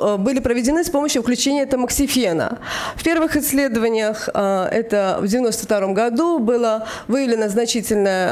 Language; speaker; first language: Russian; native; Russian